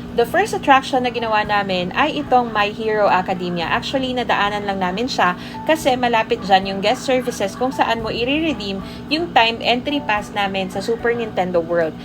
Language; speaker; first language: Filipino; native; Filipino